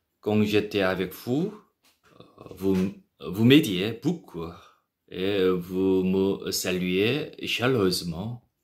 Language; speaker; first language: French; non-native, learner; Korean